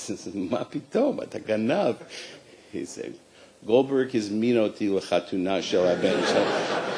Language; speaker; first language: Hebrew; non-native, fluent; English